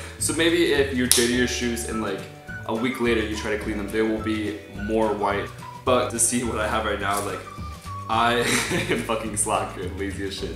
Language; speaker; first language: English; native; English